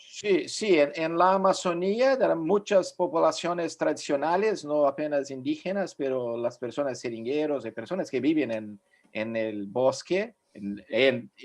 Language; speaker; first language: Spanish; non-native, fluent; Portuguese